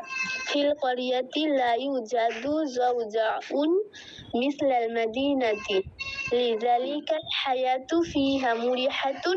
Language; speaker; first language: Arabic; non-native, learner; Bangla